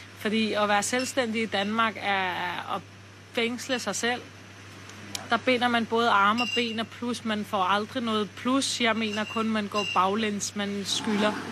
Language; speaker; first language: Danish; early bilingual, other home language; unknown